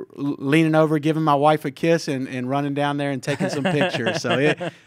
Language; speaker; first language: English; native; English